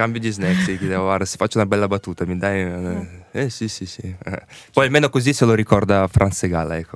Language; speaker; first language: Italian; early bilingual, other home language; Russian